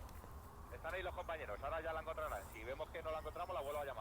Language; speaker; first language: Spanish; native; Spanish